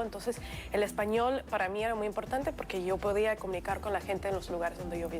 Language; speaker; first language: Spanish; non-native, fluent; Russian